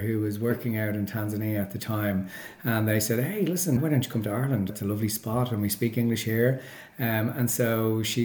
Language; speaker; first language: English; native; English